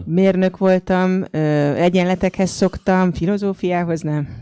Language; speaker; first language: Hungarian; native; Hungarian